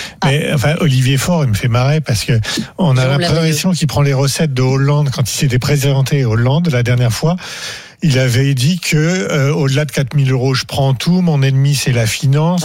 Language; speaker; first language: French; native; French